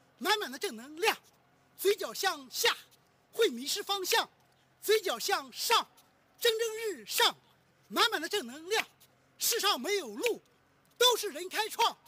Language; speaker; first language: Chinese; early bilingual, heritage; Chinese